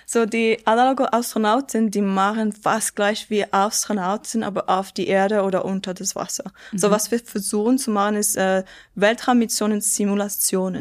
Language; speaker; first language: German; non-native, local second language; French